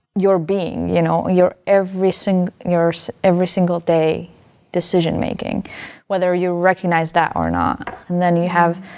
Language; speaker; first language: English; non-native, fluent; Arabic